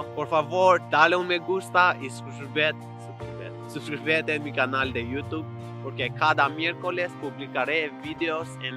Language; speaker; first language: Spanish; non-native, learner; English